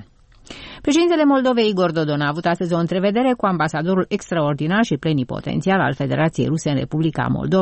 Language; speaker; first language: Romanian; native; Romanian